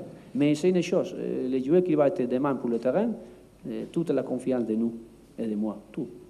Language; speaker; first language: French; non-native, learner; Spanish